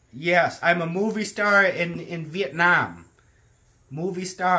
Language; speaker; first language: English; native; English